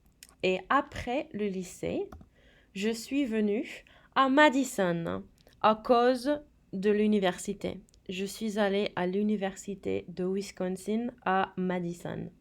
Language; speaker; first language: French; non-native, fluent; English